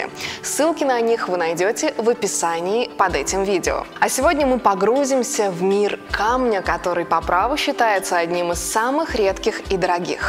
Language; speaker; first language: Russian; native; Russian